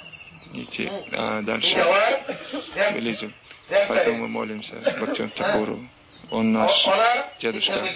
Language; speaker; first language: Russian; non-native, learner; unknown